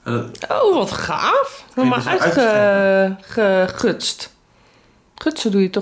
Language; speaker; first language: Dutch; native; Dutch